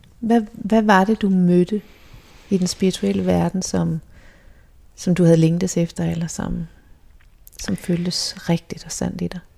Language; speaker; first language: Danish; native; Danish